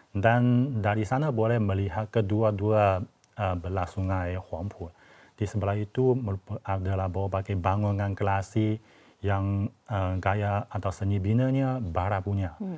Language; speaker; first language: Malay; non-native, fluent; Chinese